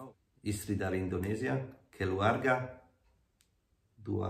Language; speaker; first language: Indonesian; non-native, learner; Hungarian